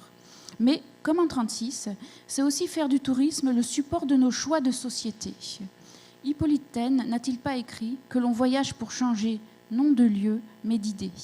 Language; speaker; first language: French; native; French